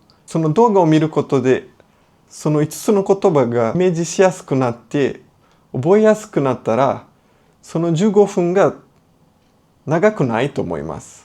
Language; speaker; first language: Japanese; non-native, fluent; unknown